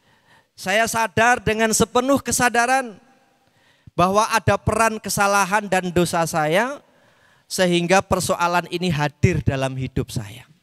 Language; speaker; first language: Indonesian; native; Indonesian